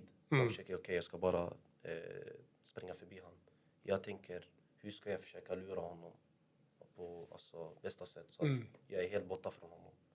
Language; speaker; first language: Swedish; early bilingual, other home language; Arabic